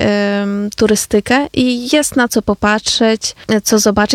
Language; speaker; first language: Polish; non-native, fluent; Ukrainian